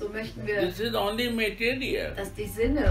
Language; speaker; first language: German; non-native, learner; Hindi